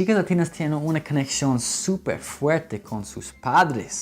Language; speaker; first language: Spanish; non-native, fluent; English